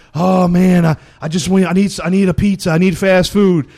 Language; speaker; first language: English; native; English